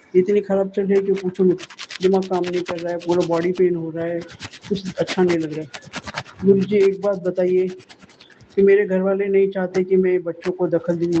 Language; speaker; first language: Hindi; non-native, local second language; Marathi